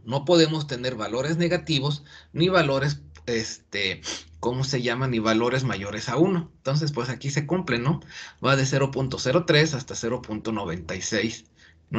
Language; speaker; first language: Spanish; native; Spanish